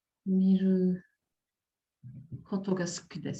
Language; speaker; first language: Japanese; non-native, learner; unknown